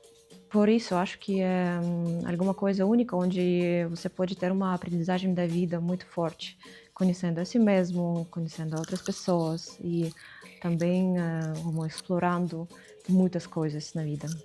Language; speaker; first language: Portuguese; non-native, fluent; Russian